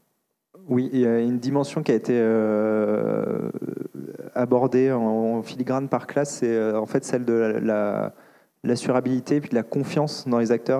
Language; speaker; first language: French; native; French